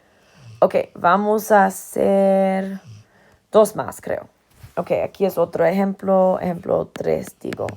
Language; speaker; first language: Spanish; non-native, fluent; English